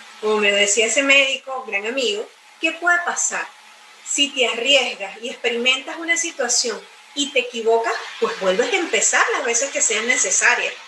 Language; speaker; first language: Spanish; native; Spanish